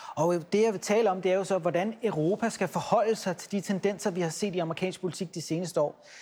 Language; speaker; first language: Danish; native; Danish